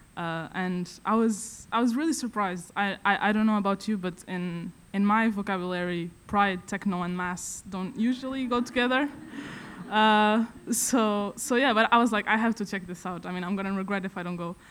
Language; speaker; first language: English; non-native, fluent; Portuguese